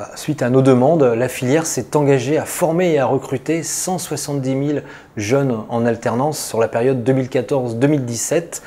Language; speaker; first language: French; native; French